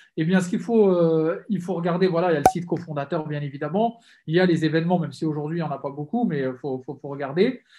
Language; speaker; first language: French; native; French